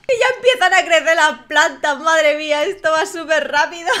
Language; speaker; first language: Spanish; native; Spanish